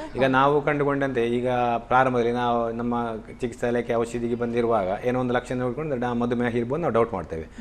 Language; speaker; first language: Kannada; non-native, local second language; Tulu